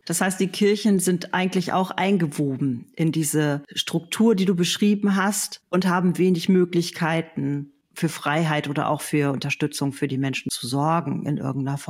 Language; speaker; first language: German; native; German